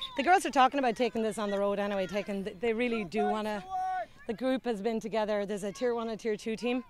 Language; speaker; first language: English; native; English